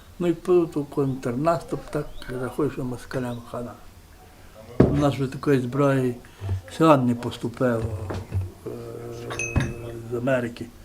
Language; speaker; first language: Ukrainian; native; Ukrainian